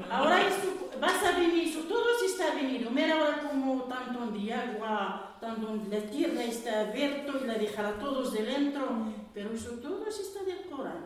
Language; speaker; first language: Spanish; non-native, learner; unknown